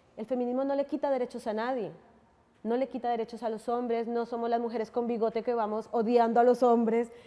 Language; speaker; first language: Spanish; native; Spanish